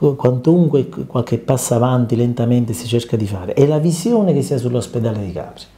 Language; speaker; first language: Italian; native; Italian